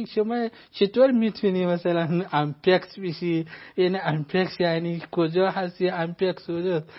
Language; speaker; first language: Persian; non-native, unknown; Hausa